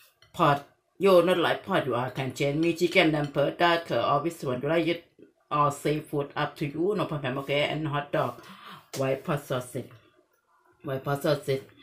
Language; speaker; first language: English; non-native, learner; Thai